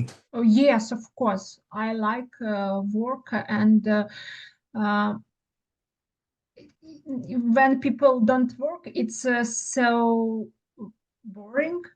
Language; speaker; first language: English; non-native, learner; Ukrainian